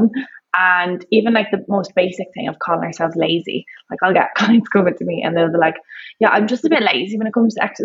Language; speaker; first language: English; native; English